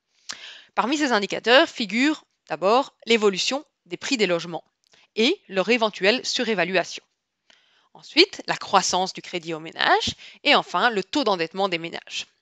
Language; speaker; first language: French; native; French